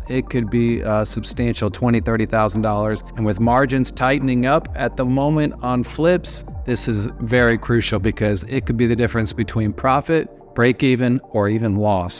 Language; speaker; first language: English; native; English